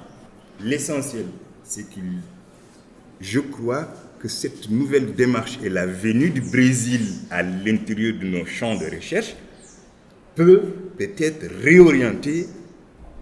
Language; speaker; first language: French; non-native, local second language; Wolof